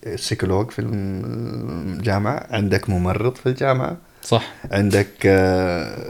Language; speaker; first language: Arabic; early bilingual, other home language; Tigrinya